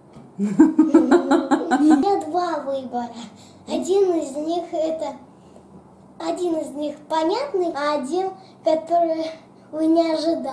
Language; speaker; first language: Russian; early bilingual, heritage; Russian